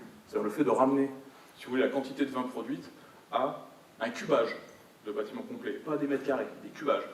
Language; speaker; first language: French; native; French